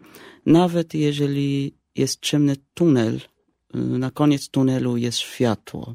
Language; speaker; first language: Polish; non-native, fluent; Arabic